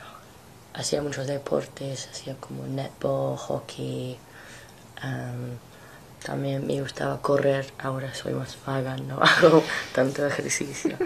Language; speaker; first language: Spanish; non-native, fluent; English